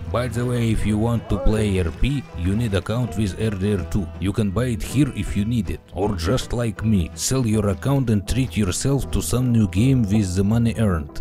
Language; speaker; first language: English; non-native, learner; Russian